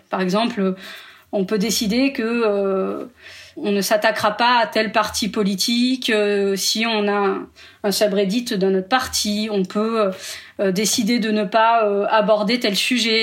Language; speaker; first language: French; native; French